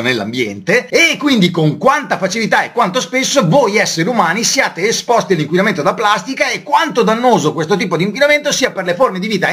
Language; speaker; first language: Italian; native; Italian